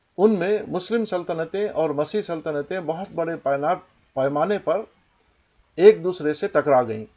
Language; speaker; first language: Urdu; native; Urdu